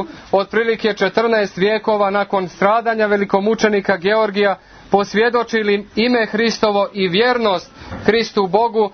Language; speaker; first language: Croatian; native; Croatian